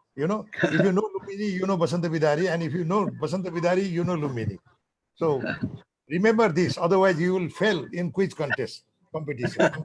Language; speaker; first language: English; non-native, local second language; Nepali